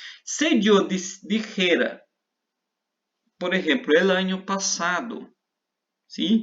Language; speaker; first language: Spanish; non-native, fluent; Portuguese